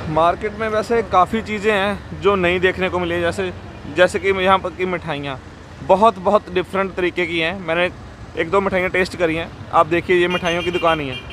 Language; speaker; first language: Hindi; non-native, local second language; Punjabi